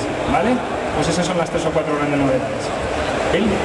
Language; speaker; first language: Spanish; native; Spanish